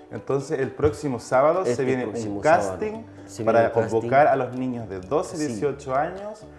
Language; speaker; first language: Spanish; native; Spanish